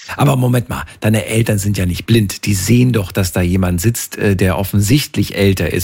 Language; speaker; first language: German; native; German